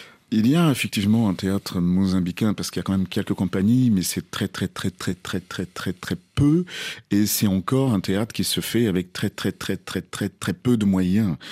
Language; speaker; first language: French; non-native, fluent; Portuguese